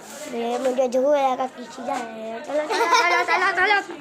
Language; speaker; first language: Hindi; non-native, local second language; Gujarati